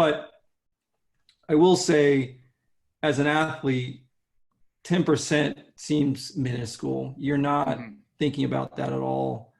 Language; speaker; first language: English; native; English